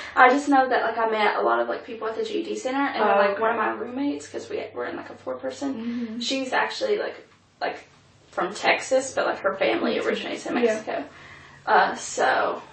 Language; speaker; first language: English; native; English